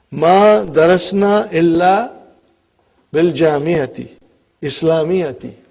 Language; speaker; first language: Arabic; non-native, fluent; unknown